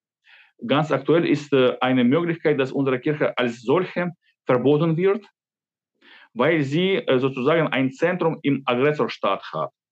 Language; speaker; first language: German; non-native, fluent; Ukrainian